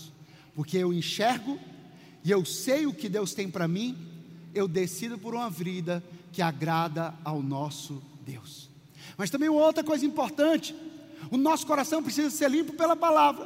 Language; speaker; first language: Portuguese; native; Portuguese